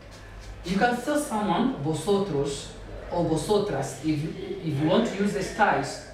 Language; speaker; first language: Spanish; non-native, fluent; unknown